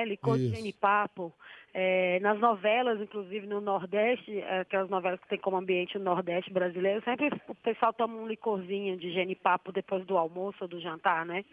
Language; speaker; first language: Portuguese; native; Portuguese